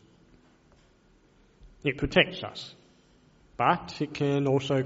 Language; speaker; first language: English; native; English